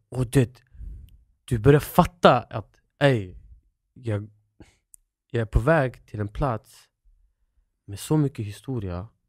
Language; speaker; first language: Swedish; early bilingual, other home language; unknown